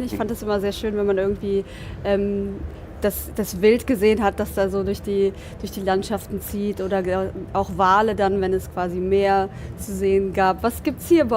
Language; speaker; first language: German; native; German